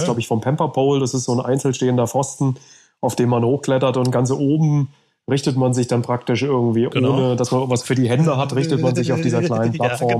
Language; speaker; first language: German; native; German